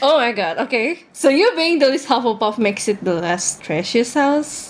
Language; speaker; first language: English; early bilingual, other home language; Indonesian